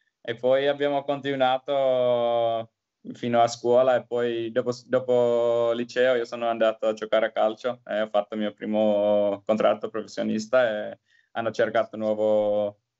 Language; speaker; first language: Italian; non-native, learner; Finnish